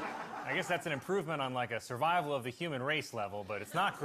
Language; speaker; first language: English; native; English